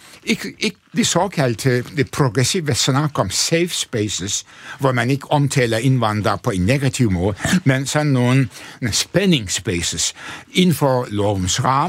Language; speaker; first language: Danish; non-native, fluent; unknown